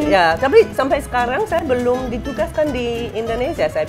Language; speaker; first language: Indonesian; non-native, fluent; English